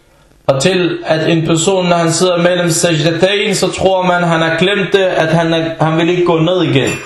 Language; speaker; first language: Danish; non-native, fluent; Arabic